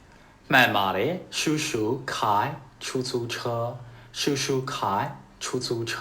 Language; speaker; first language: Chinese; non-native, fluent; Burmese